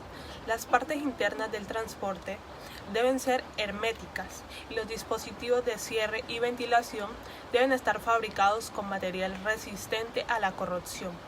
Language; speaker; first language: Spanish; native; Spanish